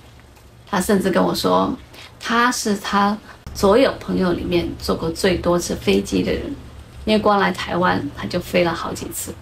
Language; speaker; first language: Chinese; native; Chinese